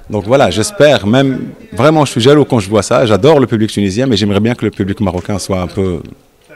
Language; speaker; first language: French; non-native, local second language; Arabic